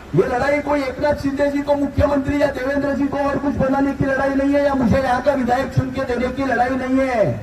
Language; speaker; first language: Hindi; non-native, local second language; Marathi